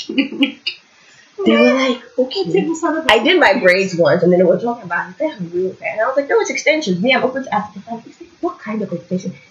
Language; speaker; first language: English; non-native, local second language; Yoruba